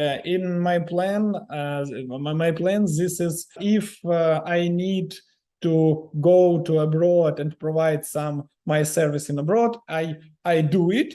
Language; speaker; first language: English; non-native, learner; Ukrainian